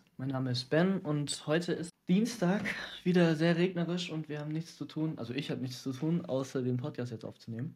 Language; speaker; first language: German; early bilingual, other home language; Dutch